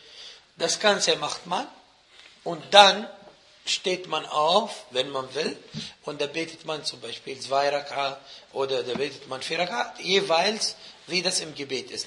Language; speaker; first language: German; non-native, fluent; Arabic